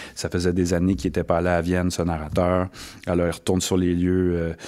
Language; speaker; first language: French; native; French